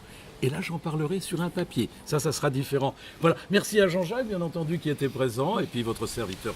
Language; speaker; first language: French; native; French